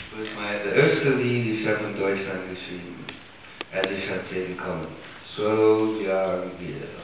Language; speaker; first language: German; non-native, learner; English